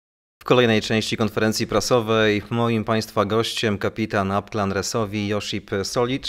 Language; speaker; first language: Polish; native; Polish